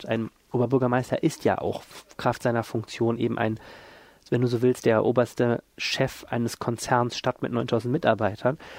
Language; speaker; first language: German; native; German